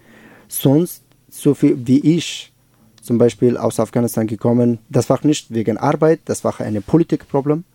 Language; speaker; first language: German; non-native, learner; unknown